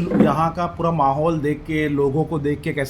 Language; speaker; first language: Hindi; native; Hindi